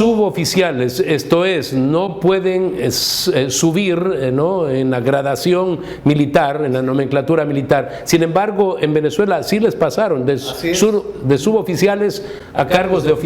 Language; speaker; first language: Spanish; native; Spanish